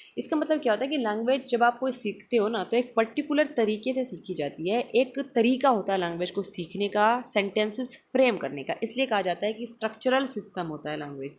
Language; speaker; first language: Hindi; non-native, local second language; Marathi